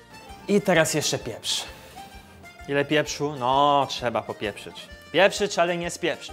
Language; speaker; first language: Polish; non-native, fluent; Italian